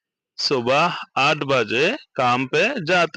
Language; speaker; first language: Hindi; non-native, fluent; Bangla